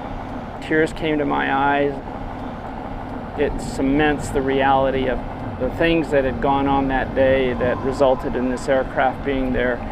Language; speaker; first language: English; native; English